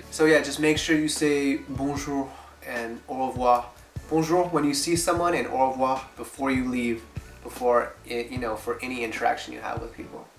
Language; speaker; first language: English; native; English